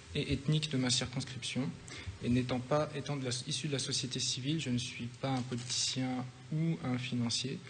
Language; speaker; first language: French; native; French